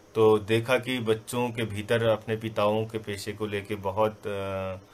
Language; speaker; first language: Hindi; non-native, local second language; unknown